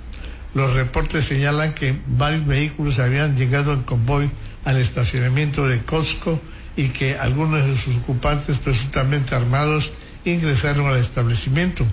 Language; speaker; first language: Spanish; native; Spanish